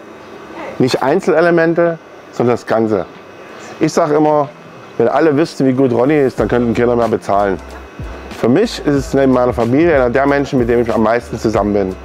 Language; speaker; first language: German; native; German